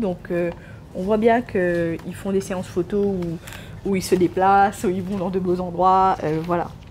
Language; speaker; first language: French; non-native, local second language; Morisyen